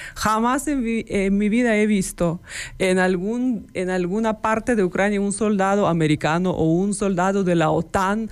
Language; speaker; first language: Spanish; non-native, fluent; Ukrainian